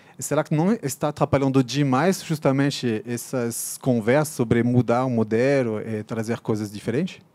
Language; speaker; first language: Portuguese; non-native, fluent; French